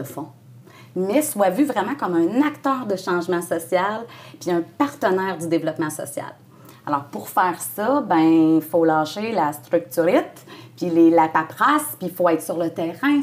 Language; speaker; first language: French; native; French